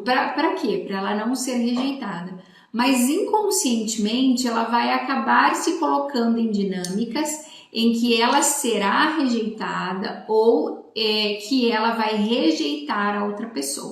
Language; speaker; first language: Portuguese; native; Portuguese